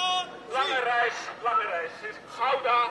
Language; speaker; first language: Spanish; non-native, learner; Dutch